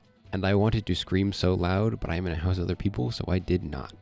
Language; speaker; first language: English; native; English